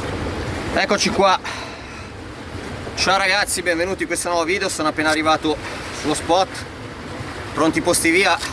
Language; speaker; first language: Italian; native; Italian